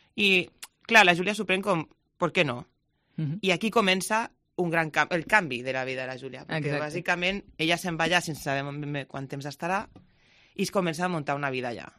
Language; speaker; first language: Catalan; non-native, local second language; Spanish